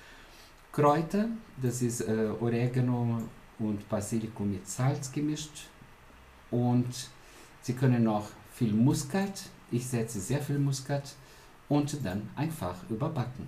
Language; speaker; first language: German; non-native, fluent; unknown